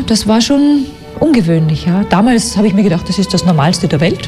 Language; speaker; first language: German; native; German